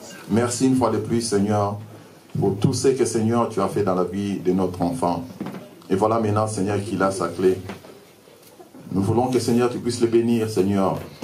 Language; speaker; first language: French; non-native, local second language; Lingala